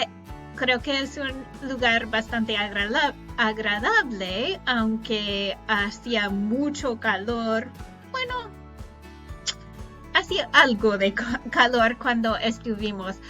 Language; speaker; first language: Spanish; non-native, fluent; English